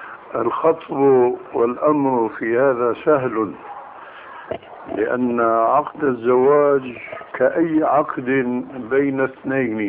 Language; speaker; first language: Arabic; early bilingual, other home language; Albanian